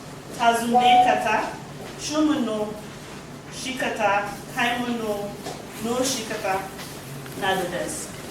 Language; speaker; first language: Japanese; non-native, learner; English